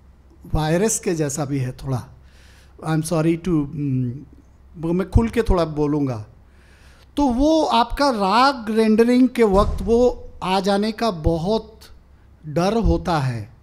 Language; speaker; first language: Hindi; native; Hindi